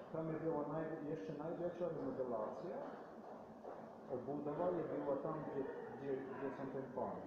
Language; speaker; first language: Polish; non-native, learner; Slovenian